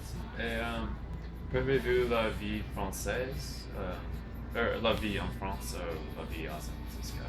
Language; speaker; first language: French; non-native, learner; English